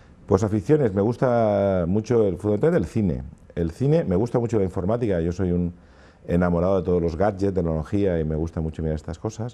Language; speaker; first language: Spanish; native; Spanish